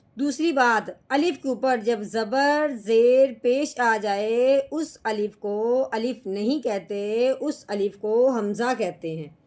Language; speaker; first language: Urdu; native; Urdu